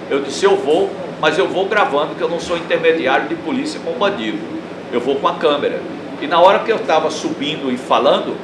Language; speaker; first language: Portuguese; native; Portuguese